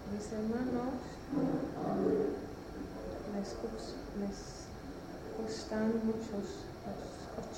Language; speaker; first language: Spanish; non-native, learner; Swedish